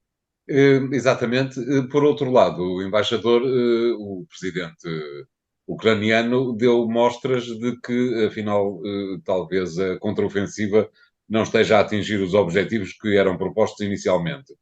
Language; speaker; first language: Portuguese; native; Portuguese